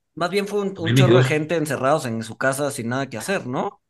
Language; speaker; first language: Spanish; native; Spanish